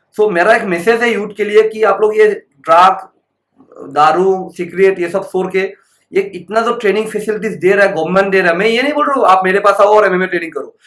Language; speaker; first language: Hindi; non-native, local second language; Assamese